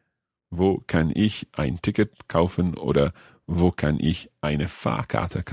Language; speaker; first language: German; non-native, learner; English